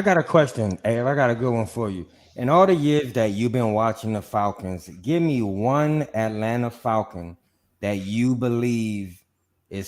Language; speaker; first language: English; native; English